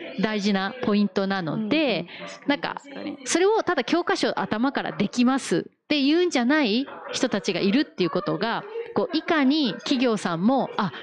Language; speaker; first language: Japanese; native; Japanese